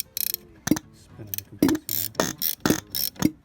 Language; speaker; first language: English; native; English